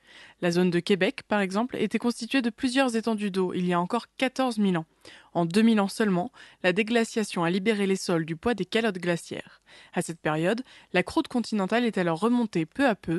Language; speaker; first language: French; native; French